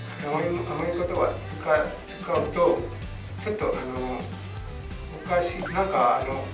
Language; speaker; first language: Japanese; non-native, learner; Hindi